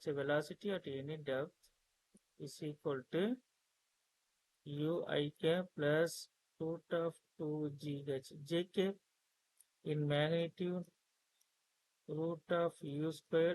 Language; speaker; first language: English; non-native, local second language; Tamil